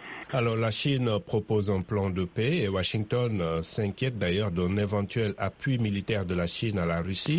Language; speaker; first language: French; native; French